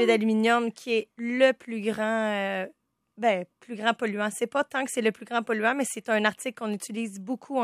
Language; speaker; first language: French; native; French